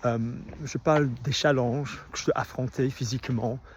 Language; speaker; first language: French; non-native, fluent; English